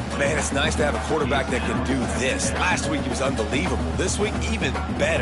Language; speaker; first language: English; native; English